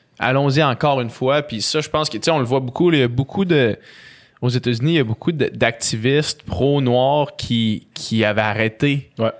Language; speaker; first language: French; native; French